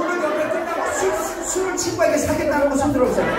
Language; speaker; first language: Korean; native; Korean